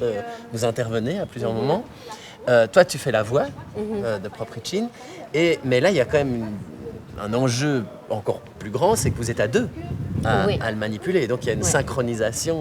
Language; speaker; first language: French; native; French